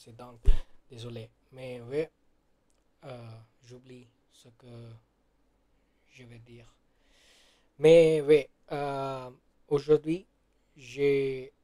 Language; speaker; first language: French; non-native, learner; Gujarati